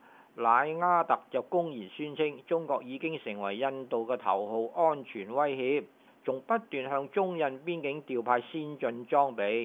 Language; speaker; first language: Chinese; non-native, local second language; Cantonese